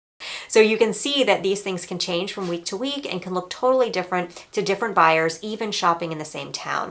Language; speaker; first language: English; native; English